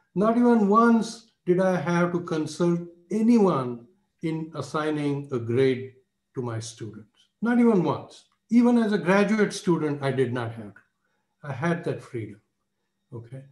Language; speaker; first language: English; non-native, local second language; Marathi